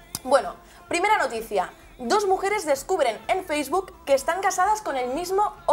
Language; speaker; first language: Spanish; native; Spanish